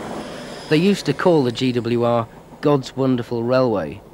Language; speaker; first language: English; native; English